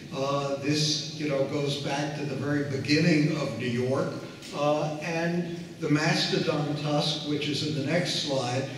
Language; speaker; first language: English; native; English